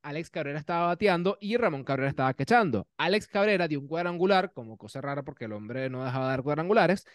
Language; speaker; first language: Spanish; native; Spanish